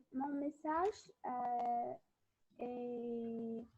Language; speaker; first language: French; non-native, learner; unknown